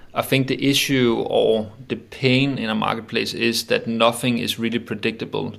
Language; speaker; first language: English; non-native, fluent; Danish